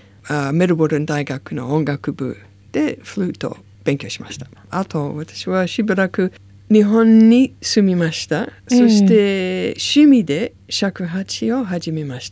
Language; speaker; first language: Japanese; non-native, learner; English